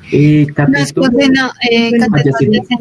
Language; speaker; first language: Spanish; native; Spanish